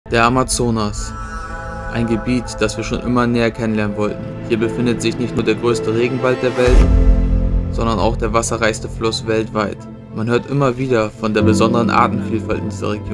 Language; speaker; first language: German; native; German